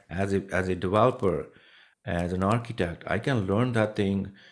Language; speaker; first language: English; non-native, local second language; Punjabi